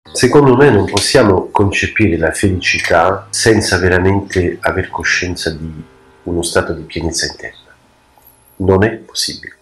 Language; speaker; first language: Italian; non-native, fluent; French